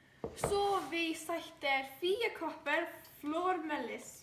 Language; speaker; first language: Danish; non-native, learner; Norwegian